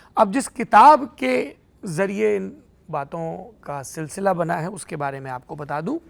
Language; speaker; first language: Hindi; native; Hindi